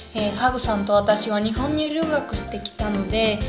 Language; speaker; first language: Japanese; non-native, fluent; Bulgarian